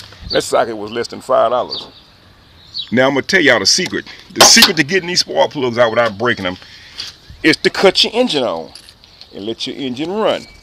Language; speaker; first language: English; native; English